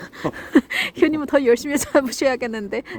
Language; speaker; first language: Korean; non-native, fluent; Chinese